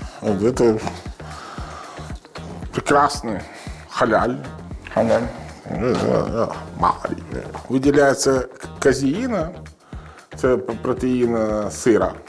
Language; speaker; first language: Ukrainian; non-native, learner; Italian